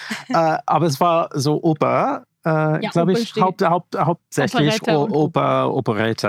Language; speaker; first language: German; non-native, fluent; English